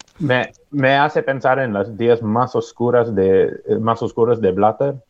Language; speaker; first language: Spanish; non-native, fluent; English